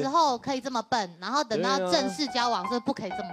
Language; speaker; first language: Chinese; native; Chinese